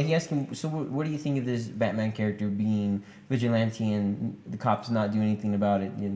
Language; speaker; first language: English; native; English